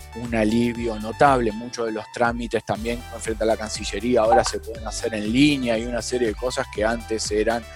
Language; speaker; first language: Spanish; native; Spanish